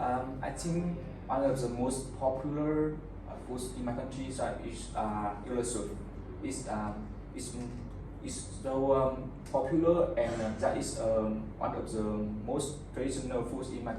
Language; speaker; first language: English; non-native, learner; Vietnamese